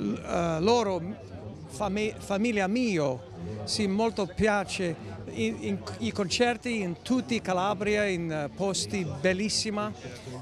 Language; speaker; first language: Italian; non-native, learner; English